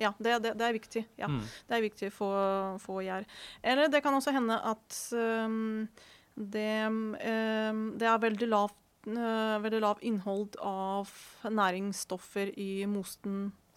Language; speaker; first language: Norwegian; non-native, fluent; Ukrainian